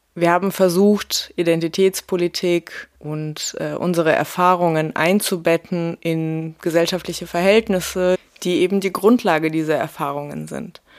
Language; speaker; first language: German; early bilingual, other home language; Russian